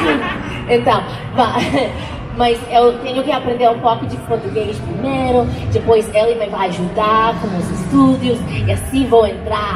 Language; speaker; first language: Portuguese; non-native, learner; English